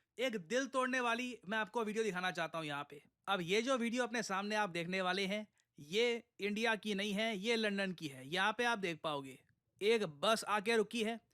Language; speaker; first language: Hindi; native; Hindi